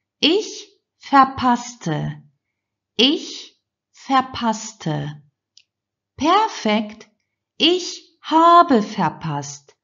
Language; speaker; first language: German; non-native, fluent; Turkish